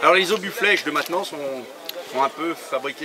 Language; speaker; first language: French; native; French